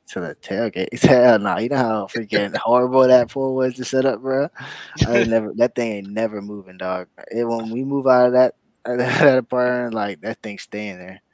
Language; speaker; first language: English; native; English